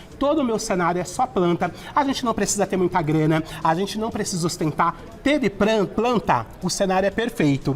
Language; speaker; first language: Portuguese; native; Portuguese